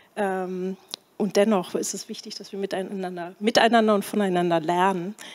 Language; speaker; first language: German; native; German